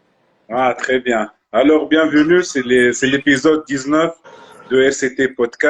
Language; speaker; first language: French; non-native, local second language; Arabic